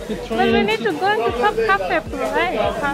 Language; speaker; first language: English; non-native, learner; Indonesian